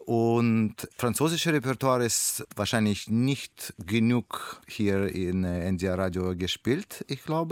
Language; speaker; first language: German; non-native, learner; Russian